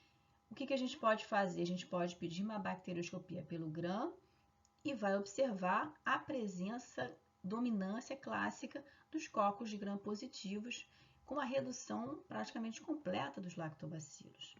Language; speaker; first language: Portuguese; native; Portuguese